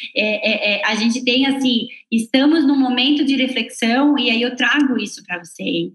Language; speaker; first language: Portuguese; non-native, fluent; Italian